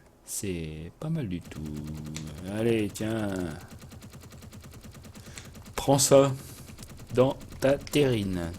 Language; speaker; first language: French; native; French